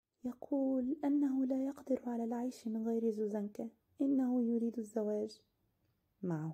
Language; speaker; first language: Arabic; native; Arabic